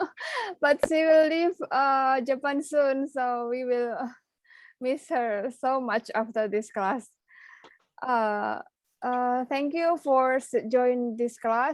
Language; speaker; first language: English; non-native, learner; Indonesian